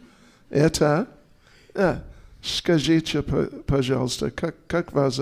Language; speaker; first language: Russian; non-native, learner; English